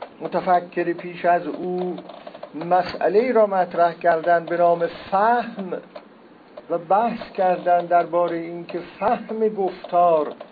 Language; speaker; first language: Persian; non-native, local second language; Azerbaijani